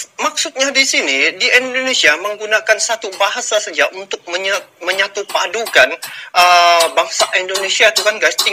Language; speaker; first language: Malay; native; Malay